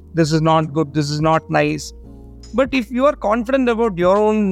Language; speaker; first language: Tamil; non-native, learner; Malayalam